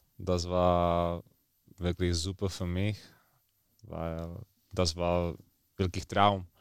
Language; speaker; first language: German; non-native, learner; Czech